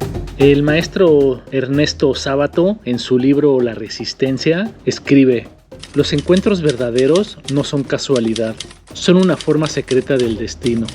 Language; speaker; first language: Spanish; native; Spanish